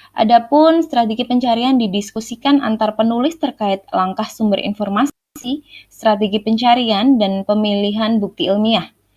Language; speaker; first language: Indonesian; native; Indonesian